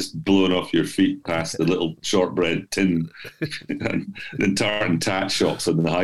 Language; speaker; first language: English; native; English